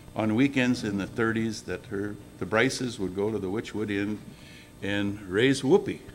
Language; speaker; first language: English; native; English